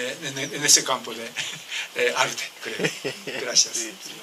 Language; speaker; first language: Spanish; non-native, learner; Japanese